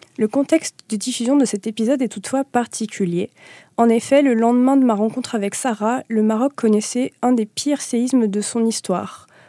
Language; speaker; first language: French; native; French